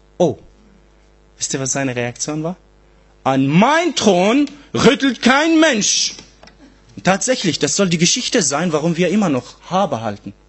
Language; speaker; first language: German; non-native, fluent; Arabic